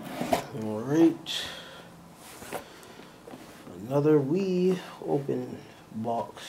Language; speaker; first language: English; native; English